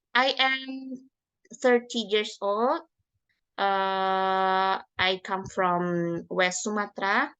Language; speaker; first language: English; non-native, learner; Indonesian